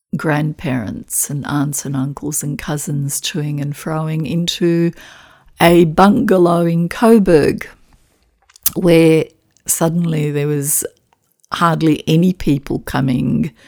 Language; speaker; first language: English; non-native, fluent; Macedonian